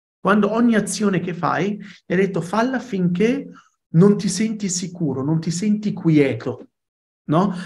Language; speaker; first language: Italian; early bilingual, other home language; Arabic